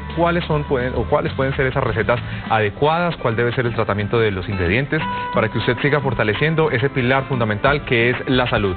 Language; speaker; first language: Spanish; native; Spanish